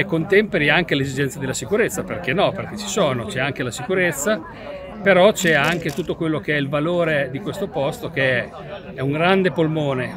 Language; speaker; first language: Italian; native; Italian